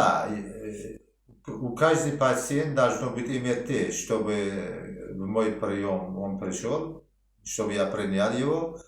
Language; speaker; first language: Russian; non-native, local second language; Uzbek